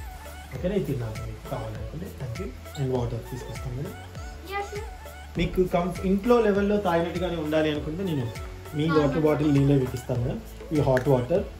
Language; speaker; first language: Telugu; native; Telugu